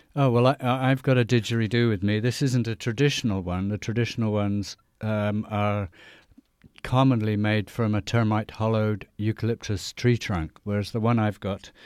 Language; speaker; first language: English; native; English